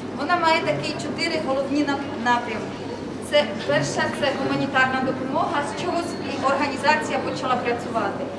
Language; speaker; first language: Ukrainian; non-native, fluent; Czech